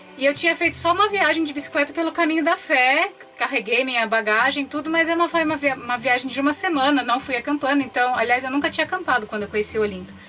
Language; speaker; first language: Portuguese; native; Portuguese